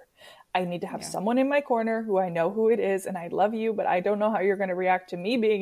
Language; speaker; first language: English; native; English